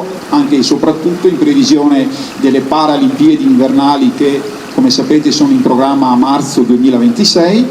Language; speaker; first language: Italian; native; Italian